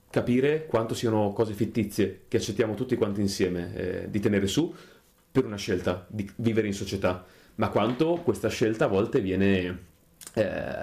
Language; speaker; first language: Italian; native; Italian